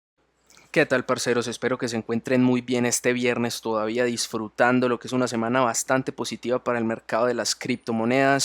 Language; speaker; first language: Spanish; native; Spanish